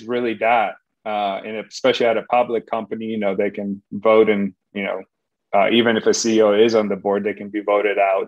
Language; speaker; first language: English; non-native, fluent; Polish